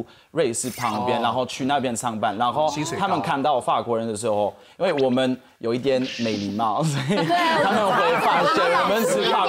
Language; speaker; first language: Chinese; non-native, fluent; French